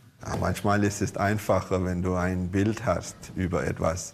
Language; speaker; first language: German; non-native, learner; Danish